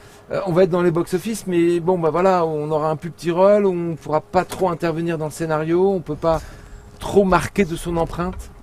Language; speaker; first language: French; native; French